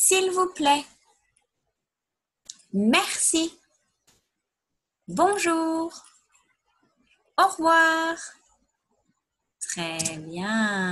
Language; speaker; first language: French; non-native, fluent; English